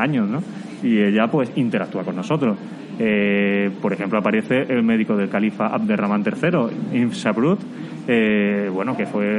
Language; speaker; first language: Spanish; native; Spanish